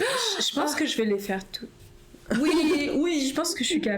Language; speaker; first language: French; native; French